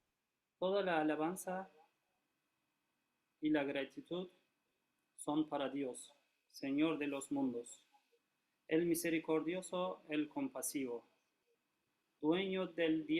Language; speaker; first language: Spanish; non-native, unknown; Turkish